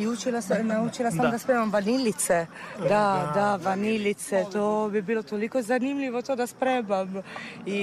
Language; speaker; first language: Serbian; non-native, fluent; Italian